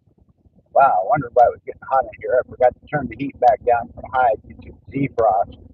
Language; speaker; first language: English; native; English